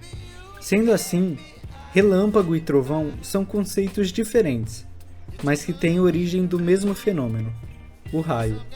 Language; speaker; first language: Portuguese; native; Portuguese